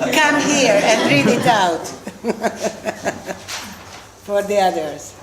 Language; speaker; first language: English; non-native, fluent; Hungarian